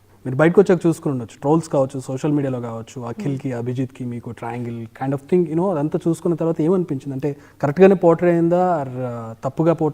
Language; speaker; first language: Telugu; native; Telugu